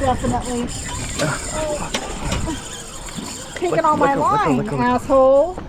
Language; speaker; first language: English; native; English